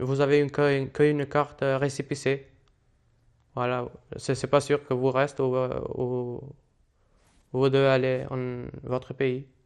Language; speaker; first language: French; non-native, learner; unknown